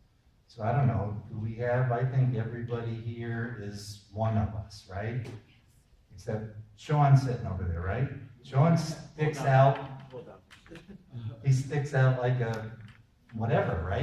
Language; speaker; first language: English; native; English